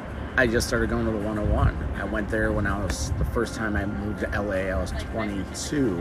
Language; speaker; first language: English; native; English